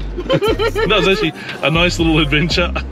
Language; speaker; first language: English; native; English